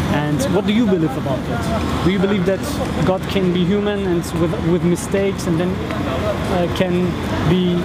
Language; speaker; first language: English; non-native, fluent; German